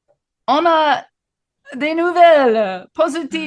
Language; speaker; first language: French; non-native, fluent; English